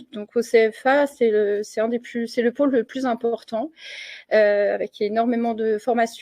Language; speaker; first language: French; native; French